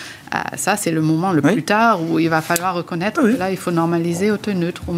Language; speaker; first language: French; native; French